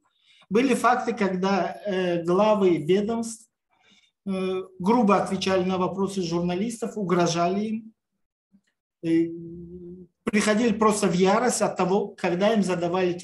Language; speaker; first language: Russian; non-native, local second language; Tajik